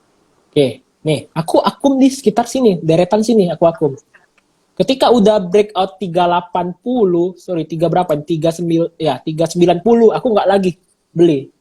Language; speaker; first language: Indonesian; native; Indonesian